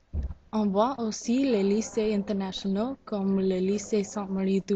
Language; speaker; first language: French; non-native, learner; English